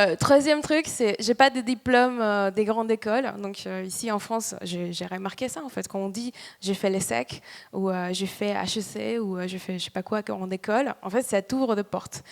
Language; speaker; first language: French; non-native, fluent; Spanish